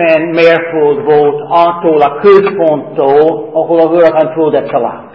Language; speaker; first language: Hungarian; non-native, fluent; English